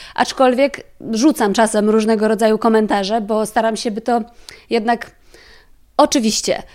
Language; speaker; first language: Polish; native; Polish